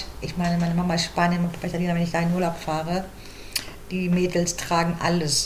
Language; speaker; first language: German; native; German